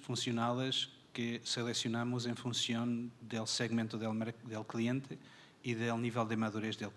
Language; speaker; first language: Spanish; non-native, fluent; Portuguese